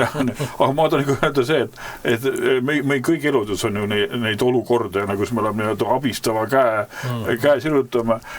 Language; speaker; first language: Estonian; native; Estonian